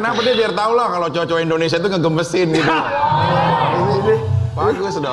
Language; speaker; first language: Indonesian; native; Indonesian